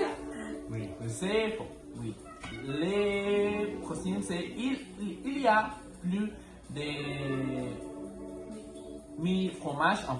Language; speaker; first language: French; non-native, learner; Spanish